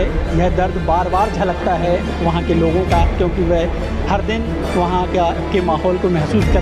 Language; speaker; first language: Hindi; native; Hindi